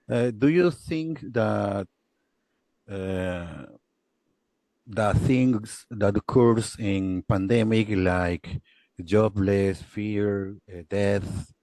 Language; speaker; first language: English; non-native, learner; Spanish